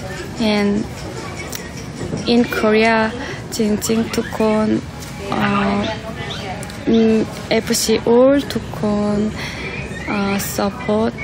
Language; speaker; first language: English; non-native, learner; Korean